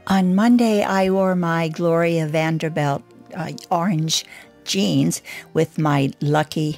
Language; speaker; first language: English; native; English